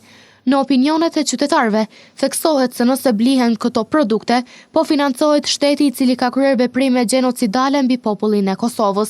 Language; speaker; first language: Albanian; native; Albanian